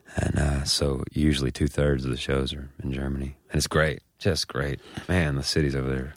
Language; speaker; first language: English; native; English